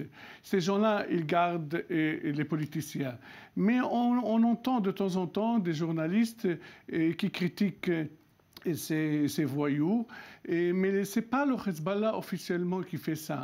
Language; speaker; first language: French; non-native, local second language; Arabic